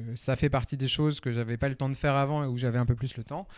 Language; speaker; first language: French; native; French